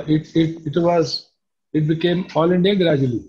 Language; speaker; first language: Hindi; native; Hindi